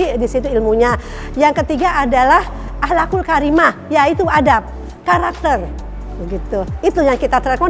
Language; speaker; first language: Indonesian; native; Indonesian